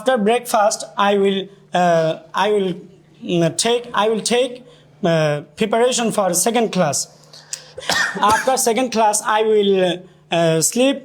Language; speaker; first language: English; non-native, learner; Bangla